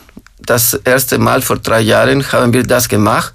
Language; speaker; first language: German; non-native, fluent; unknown